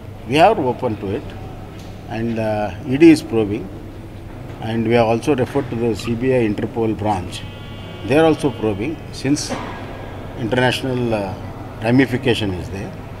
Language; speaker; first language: English; non-native, local second language; Kannada